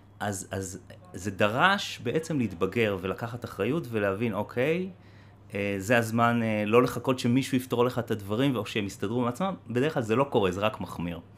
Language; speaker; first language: Hebrew; native; Hebrew